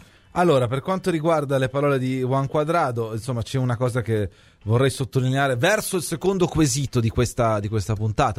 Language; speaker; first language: Italian; native; Italian